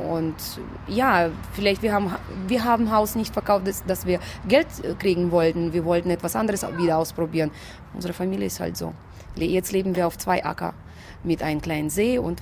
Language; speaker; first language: German; non-native, fluent; Russian